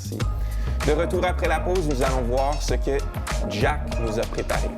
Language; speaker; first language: French; native; French